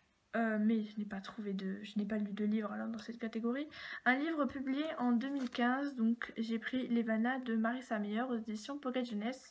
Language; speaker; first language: French; native; French